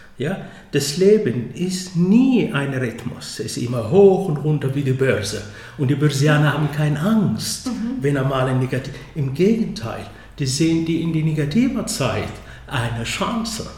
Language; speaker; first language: German; non-native, fluent; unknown